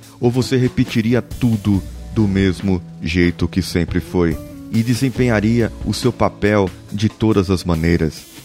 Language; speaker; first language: Portuguese; native; Portuguese